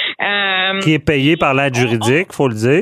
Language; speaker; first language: French; native; French